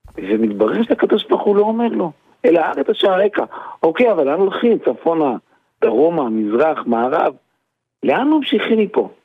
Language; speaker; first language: Hebrew; native; Hebrew